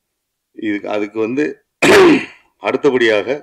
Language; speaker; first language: Tamil; native; Tamil